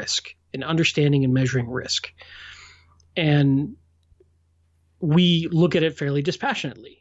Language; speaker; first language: English; native; English